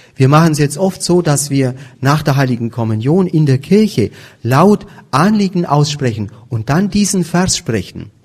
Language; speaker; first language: German; native; German